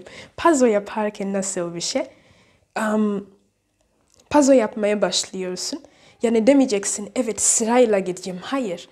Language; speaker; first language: Turkish; non-native, learner; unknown